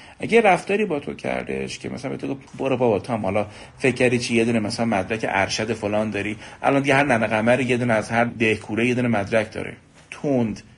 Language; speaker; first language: Persian; native; Persian